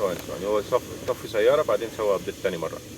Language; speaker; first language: Arabic; native; Arabic